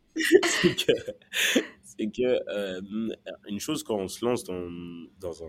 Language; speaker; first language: French; non-native, local second language; Kinyarwanda